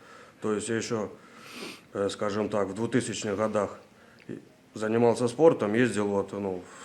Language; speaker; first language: Russian; native; Russian